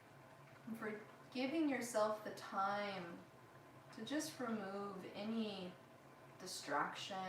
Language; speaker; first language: English; native; English